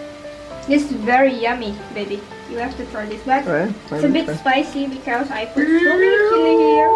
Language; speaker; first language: English; non-native, fluent; Indonesian